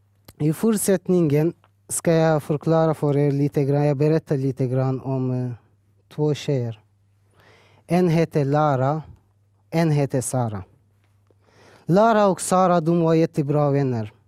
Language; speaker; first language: Swedish; early bilingual, other home language; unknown